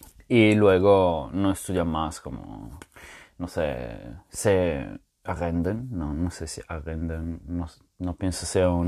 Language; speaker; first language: Spanish; non-native, fluent; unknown